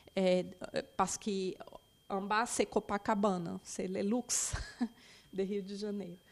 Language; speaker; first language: French; non-native, fluent; Portuguese